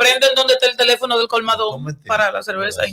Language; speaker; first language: Spanish; native; Spanish